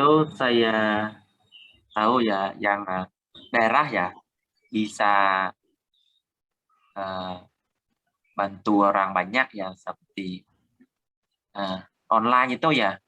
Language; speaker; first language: Indonesian; non-native, learner; Khmer